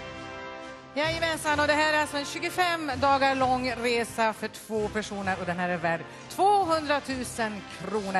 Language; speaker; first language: Swedish; native; Swedish